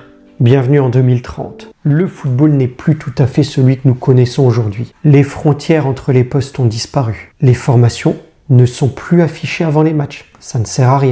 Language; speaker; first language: French; native; French